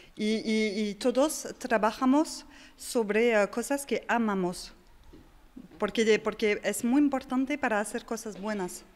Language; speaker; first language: Spanish; non-native, fluent; French